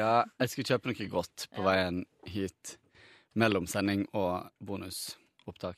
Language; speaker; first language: Norwegian; native; Norwegian